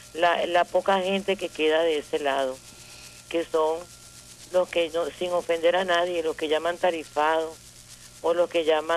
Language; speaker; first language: Spanish; native; Spanish